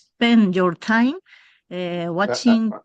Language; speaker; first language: English; non-native, learner; Spanish